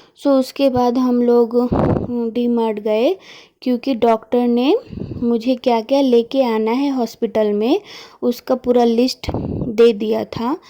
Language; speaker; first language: Hindi; non-native, local second language; Bangla